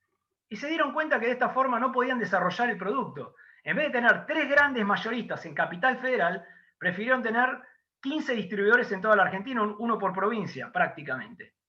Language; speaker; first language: Spanish; native; Spanish